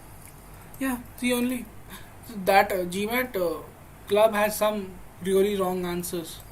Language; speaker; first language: English; non-native, local second language; Hindi